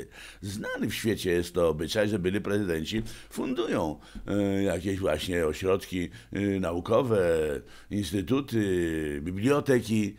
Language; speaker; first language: Polish; native; Polish